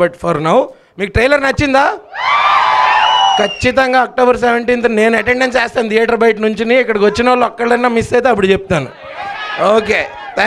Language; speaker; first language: Telugu; native; Telugu